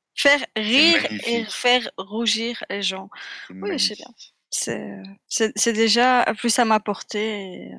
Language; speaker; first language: French; native; French